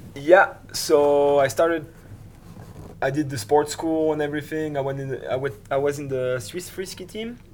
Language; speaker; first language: English; non-native, fluent; French